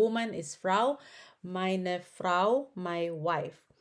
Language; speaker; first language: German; non-native, fluent; Filipino